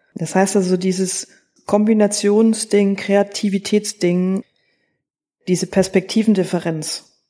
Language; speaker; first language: German; native; German